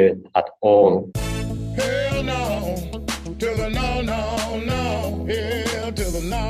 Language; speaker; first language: English; non-native, fluent; Spanish